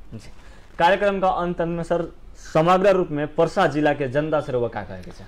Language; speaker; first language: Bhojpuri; native; Bhojpuri